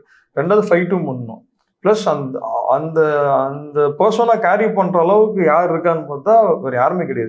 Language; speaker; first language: Tamil; native; Tamil